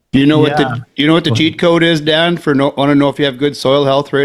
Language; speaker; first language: English; native; English